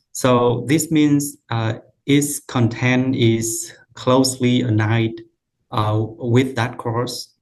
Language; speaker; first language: English; non-native, learner; Vietnamese